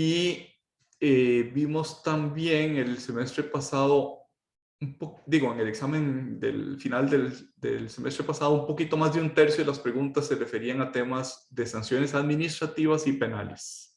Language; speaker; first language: Spanish; native; Spanish